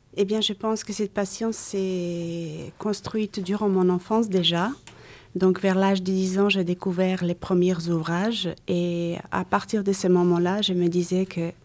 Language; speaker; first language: French; non-native, fluent; Croatian